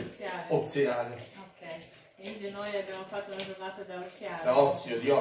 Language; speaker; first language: Italian; non-native, learner; Russian